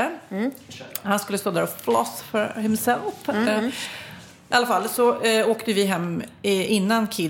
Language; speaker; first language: Swedish; native; Swedish